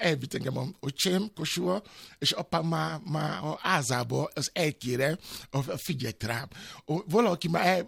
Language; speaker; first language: Hungarian; non-native, learner; Albanian